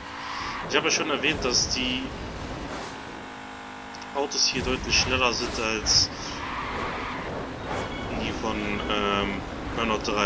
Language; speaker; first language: German; native; German